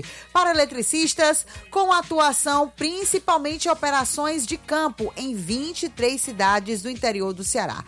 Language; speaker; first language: Portuguese; native; Portuguese